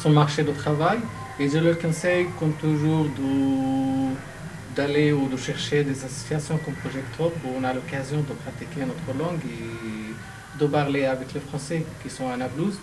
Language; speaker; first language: French; non-native, fluent; Arabic